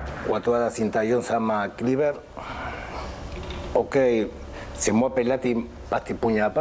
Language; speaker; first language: Indonesian; non-native, fluent; Spanish